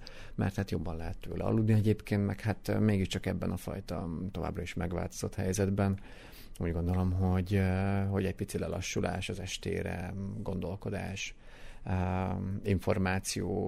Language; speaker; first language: Hungarian; native; Hungarian